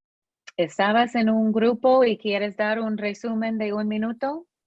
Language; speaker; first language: Spanish; non-native, fluent; English